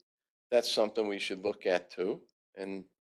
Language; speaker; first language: English; native; English